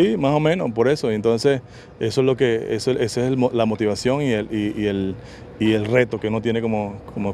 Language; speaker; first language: Spanish; native; Spanish